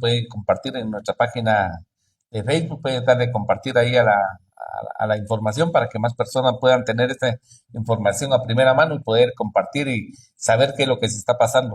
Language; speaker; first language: Spanish; native; Spanish